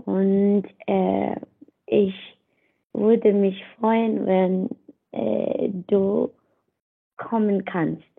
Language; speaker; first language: German; non-native, learner; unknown